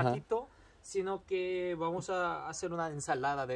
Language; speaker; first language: Spanish; non-native, fluent; Korean